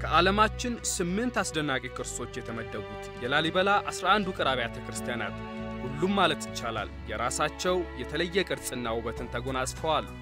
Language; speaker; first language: Amharic; native; Amharic